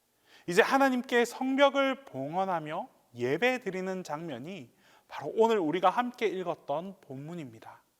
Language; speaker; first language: Korean; native; Korean